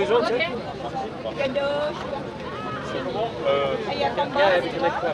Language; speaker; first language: French; native; French